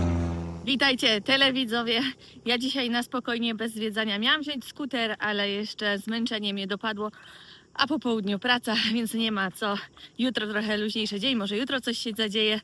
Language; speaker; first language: Polish; native; Polish